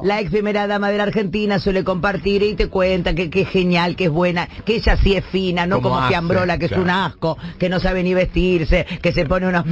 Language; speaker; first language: Spanish; native; Spanish